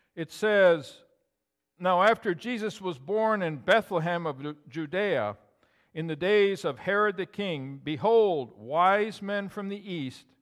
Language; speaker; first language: English; native; English